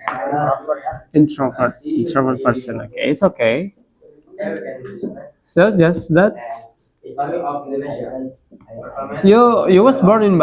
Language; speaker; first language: English; non-native, learner; Indonesian